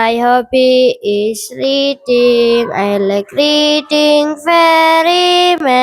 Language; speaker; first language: English; non-native, learner; Indonesian